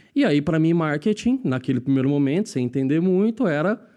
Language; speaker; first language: Portuguese; native; Portuguese